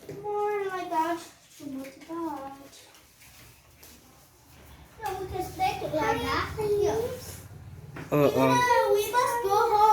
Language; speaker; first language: English; non-native, learner; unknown